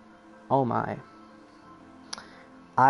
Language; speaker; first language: English; native; English